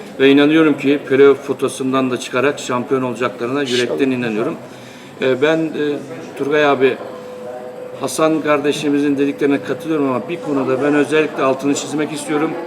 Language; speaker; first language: Turkish; native; Turkish